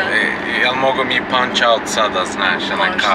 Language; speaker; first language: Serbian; non-native, learner; Turkish